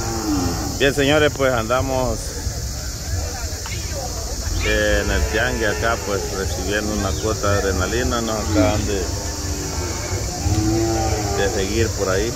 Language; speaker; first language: Spanish; native; Spanish